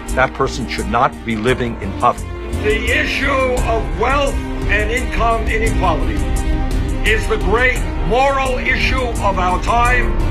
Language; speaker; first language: English; native; English